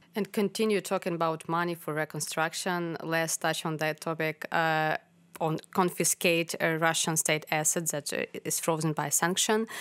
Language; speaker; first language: English; non-native, fluent; Ukrainian